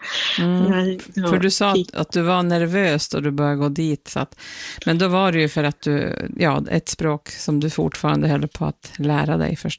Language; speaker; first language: Swedish; native; Swedish